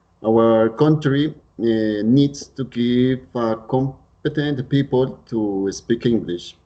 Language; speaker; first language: English; non-native, learner; Spanish